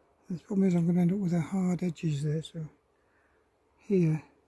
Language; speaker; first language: English; native; English